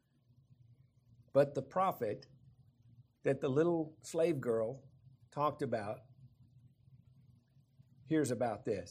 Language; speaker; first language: English; native; English